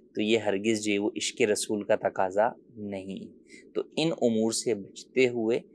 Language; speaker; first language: Urdu; native; Urdu